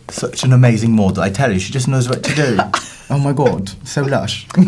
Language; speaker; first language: English; native; English